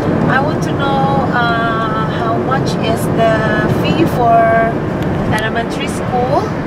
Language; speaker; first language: English; non-native, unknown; Indonesian